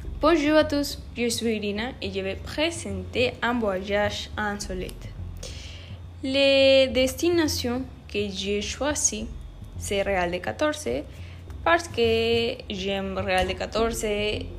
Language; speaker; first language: French; non-native, learner; Spanish